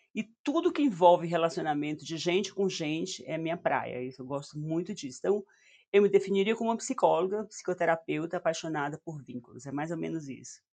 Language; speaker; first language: Portuguese; native; Portuguese